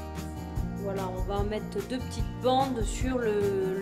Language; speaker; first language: French; native; French